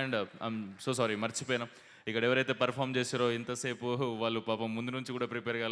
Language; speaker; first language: Telugu; native; Telugu